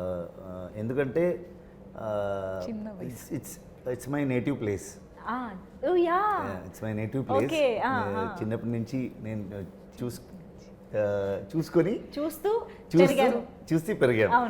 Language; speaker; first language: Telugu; non-native, learner; Kannada